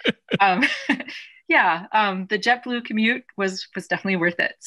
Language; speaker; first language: English; native; English